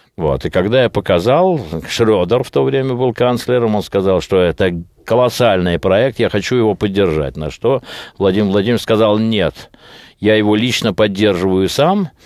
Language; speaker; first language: Russian; native; Russian